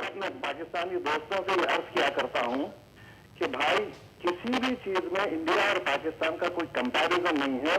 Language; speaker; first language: Urdu; native; Urdu